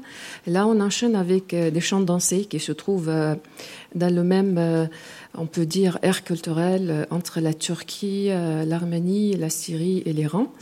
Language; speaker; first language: French; non-native, fluent; Arabic